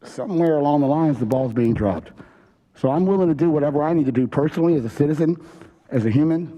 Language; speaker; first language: English; native; English